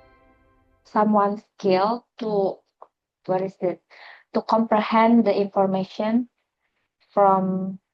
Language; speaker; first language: English; non-native, learner; Indonesian